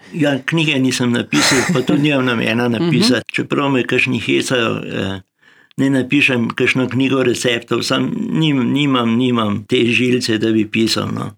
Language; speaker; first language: Slovenian; native; Slovenian